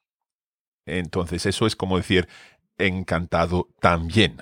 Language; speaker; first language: Spanish; non-native, fluent; English